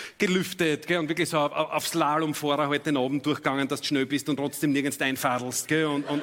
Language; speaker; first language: German; native; German